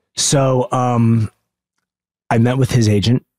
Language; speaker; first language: English; native; English